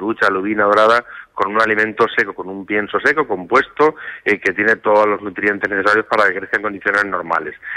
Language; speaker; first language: Spanish; native; Spanish